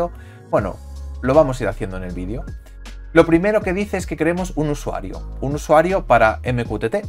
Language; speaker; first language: Spanish; native; Spanish